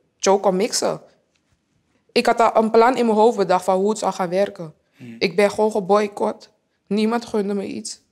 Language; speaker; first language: Dutch; early bilingual, other home language; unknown